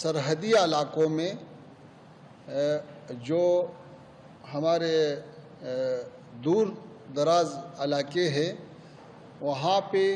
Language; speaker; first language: Hindi; non-native, fluent; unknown